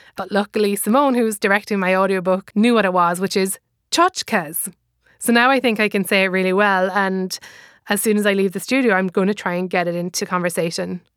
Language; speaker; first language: English; native; English